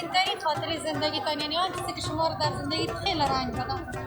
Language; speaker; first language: Persian; native; Persian